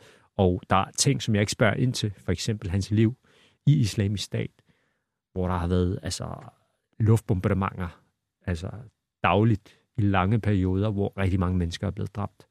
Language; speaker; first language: Danish; native; Danish